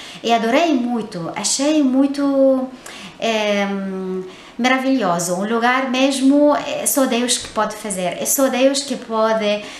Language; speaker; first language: Portuguese; non-native, fluent; Arabic